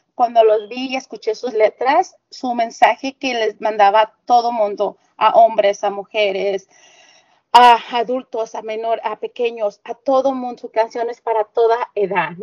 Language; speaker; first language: Spanish; native; Spanish